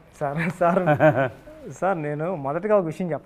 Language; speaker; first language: Telugu; native; Telugu